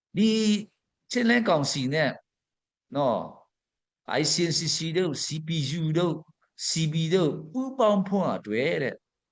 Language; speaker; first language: Burmese; non-native, local second language; Hakha Chin